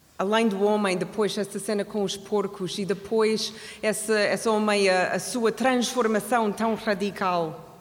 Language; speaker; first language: Portuguese; non-native, fluent; English